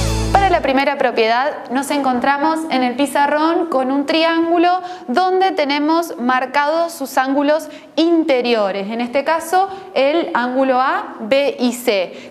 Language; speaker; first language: Spanish; native; Spanish